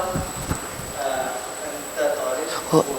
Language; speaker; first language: Arabic; non-native, learner; Urdu